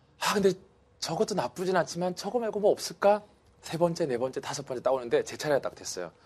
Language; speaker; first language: Korean; native; Korean